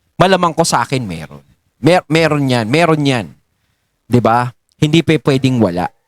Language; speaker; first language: Filipino; native; Filipino